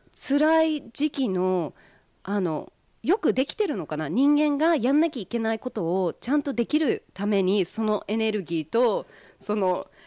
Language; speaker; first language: Japanese; early bilingual, heritage; Japanese